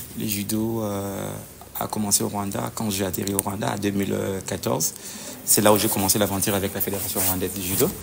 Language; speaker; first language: French; non-native, local second language; Lingala